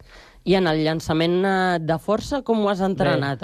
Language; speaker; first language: Catalan; native; Catalan